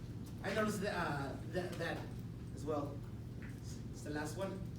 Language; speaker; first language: English; non-native, fluent; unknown